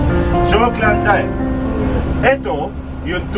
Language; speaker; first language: Filipino; non-native, learner; Arabic